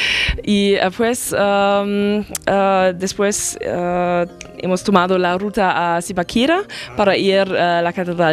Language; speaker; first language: Spanish; non-native, fluent; German